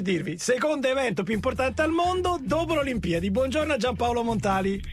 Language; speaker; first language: Italian; native; Italian